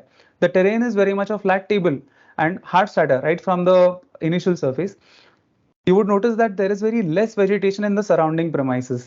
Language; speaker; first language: English; non-native, local second language; Marathi